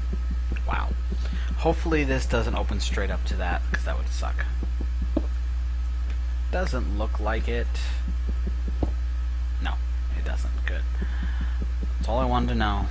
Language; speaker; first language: English; native; English